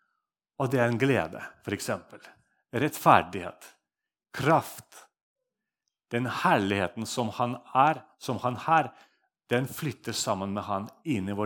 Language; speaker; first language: Norwegian; non-native, fluent; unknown